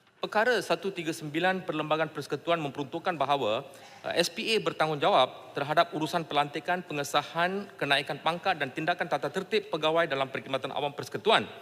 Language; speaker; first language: Malay; non-native, local second language; Tamil